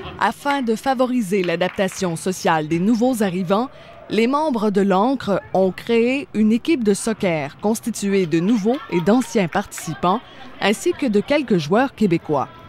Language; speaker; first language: French; native; French